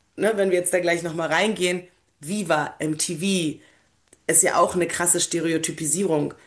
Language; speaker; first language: German; early bilingual, other home language; Polish